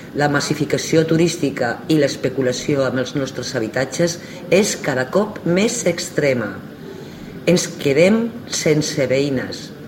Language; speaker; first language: Catalan; native; Catalan